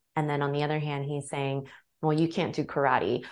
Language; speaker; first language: English; native; English